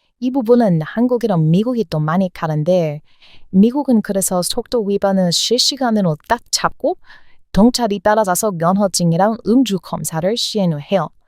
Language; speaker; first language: Korean; non-native, fluent; English